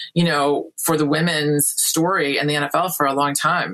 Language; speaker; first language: English; native; English